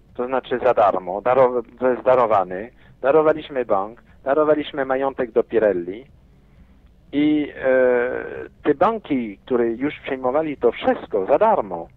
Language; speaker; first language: Polish; non-native, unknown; French